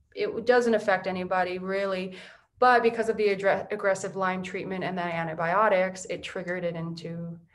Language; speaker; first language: English; native; English